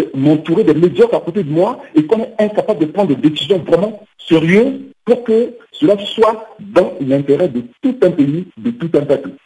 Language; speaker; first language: French; non-native, local second language; Sango